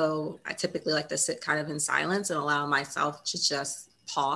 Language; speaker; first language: English; native; English